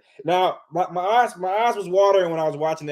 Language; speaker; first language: English; native; English